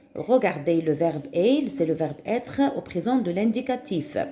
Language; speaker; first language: French; non-native, local second language; Arabic